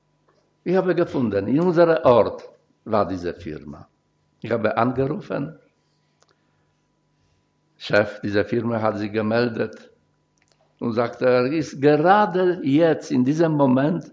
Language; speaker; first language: German; non-native, fluent; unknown